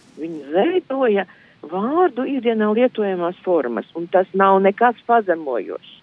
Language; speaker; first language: Latvian; native; Latvian